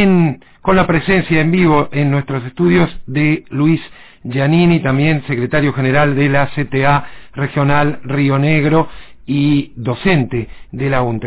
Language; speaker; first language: Spanish; native; Spanish